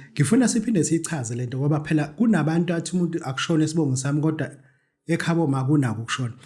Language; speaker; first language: Zulu; native; Zulu